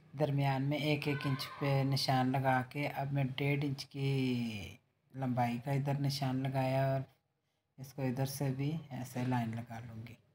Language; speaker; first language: Hindi; native; Hindi